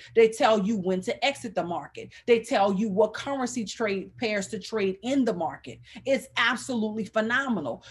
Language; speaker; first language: English; native; English